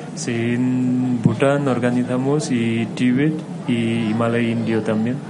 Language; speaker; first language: Spanish; non-native, fluent; Nepali